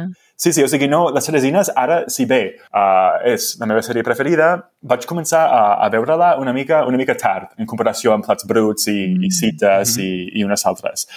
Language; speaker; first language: Catalan; non-native, fluent; English